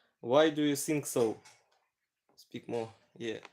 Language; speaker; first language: English; non-native, learner; Ukrainian